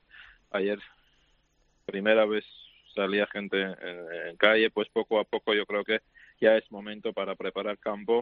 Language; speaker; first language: Spanish; non-native, fluent; Georgian